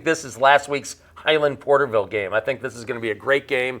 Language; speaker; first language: English; native; English